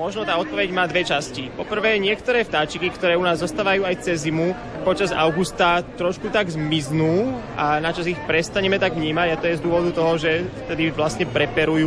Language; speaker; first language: Slovak; native; Slovak